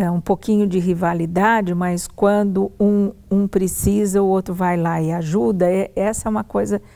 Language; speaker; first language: Portuguese; native; Portuguese